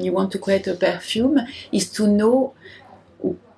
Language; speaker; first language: English; non-native, learner; French